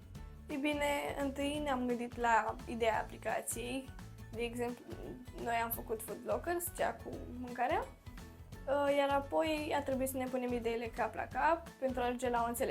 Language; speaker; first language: Romanian; native; Romanian